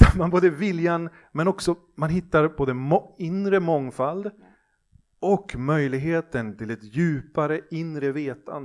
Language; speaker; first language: Swedish; native; Swedish